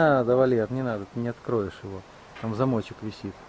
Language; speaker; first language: Russian; native; Russian